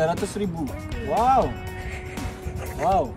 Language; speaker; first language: English; non-native, learner; Indonesian